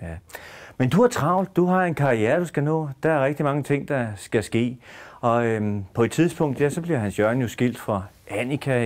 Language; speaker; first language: Danish; native; Danish